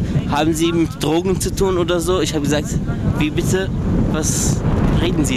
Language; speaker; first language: German; early bilingual, other home language; Arabic